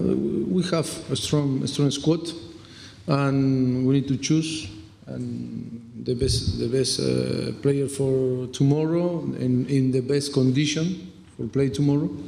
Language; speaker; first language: English; non-native, fluent; Spanish